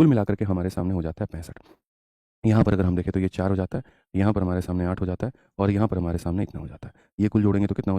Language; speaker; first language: Hindi; native; Hindi